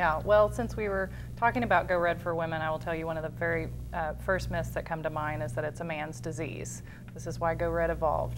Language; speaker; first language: English; native; English